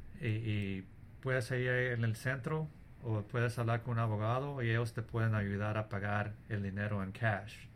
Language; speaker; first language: Spanish; early bilingual, heritage; English